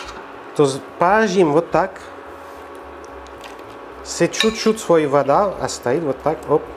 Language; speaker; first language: Russian; non-native, learner; French